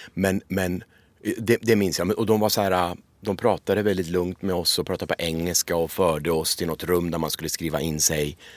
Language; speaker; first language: Swedish; early bilingual, other home language; Persian